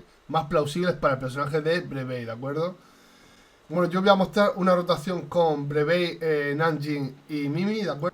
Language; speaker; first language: Spanish; native; Spanish